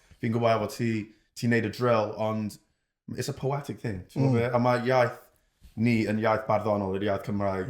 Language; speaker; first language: Welsh; native; Welsh